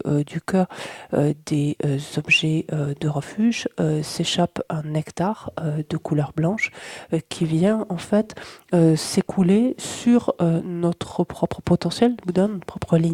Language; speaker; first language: French; native; French